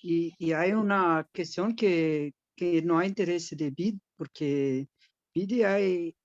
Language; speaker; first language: Spanish; non-native, learner; Portuguese